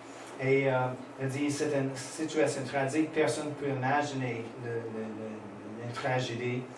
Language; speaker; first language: French; non-native, fluent; English